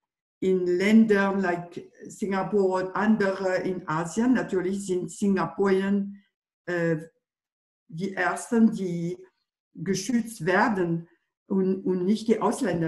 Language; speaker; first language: German; non-native, fluent; French